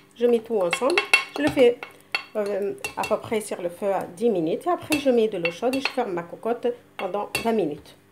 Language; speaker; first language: French; non-native, local second language; Arabic